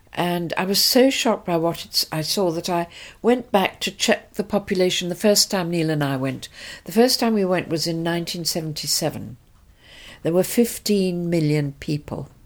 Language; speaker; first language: English; native; English